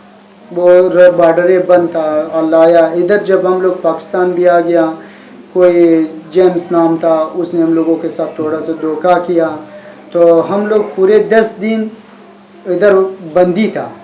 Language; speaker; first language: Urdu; non-native, learner; Persian